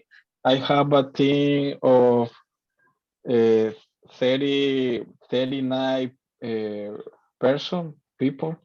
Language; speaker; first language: English; non-native, learner; Spanish